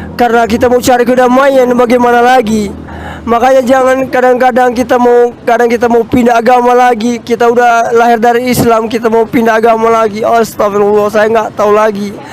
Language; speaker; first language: Indonesian; non-native, local second language; Nias